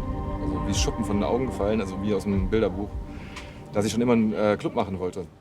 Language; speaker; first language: German; native; German